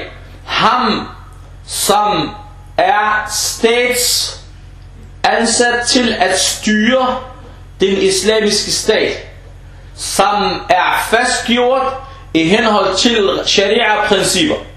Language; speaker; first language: Danish; non-native, fluent; Arabic